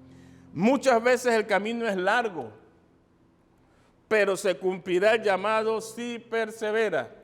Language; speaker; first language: Spanish; native; Spanish